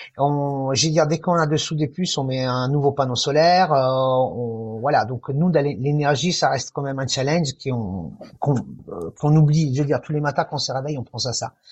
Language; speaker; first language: French; non-native, fluent; Italian